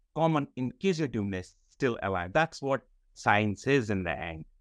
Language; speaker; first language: English; non-native, local second language; Kashmiri